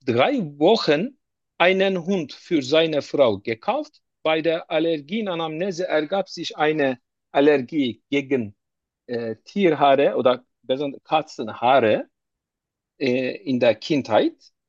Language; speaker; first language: German; non-native, learner; Turkish